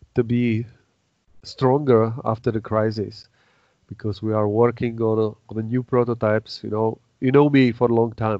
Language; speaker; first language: English; non-native, fluent; Czech